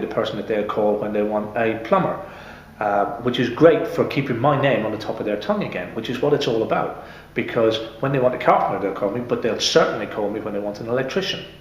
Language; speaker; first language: English; native; English